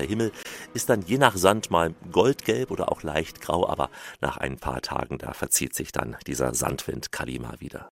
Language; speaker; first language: German; native; German